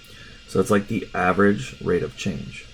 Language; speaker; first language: English; native; English